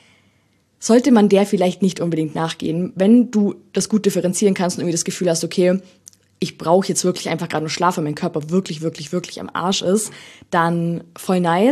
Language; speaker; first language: German; native; German